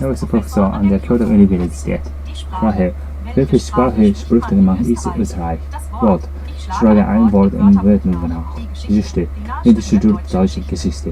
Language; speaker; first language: German; non-native, learner; Japanese